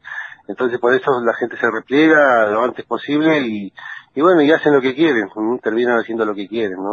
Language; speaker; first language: Spanish; native; Spanish